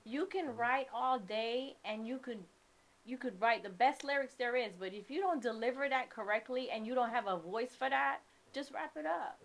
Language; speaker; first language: English; native; English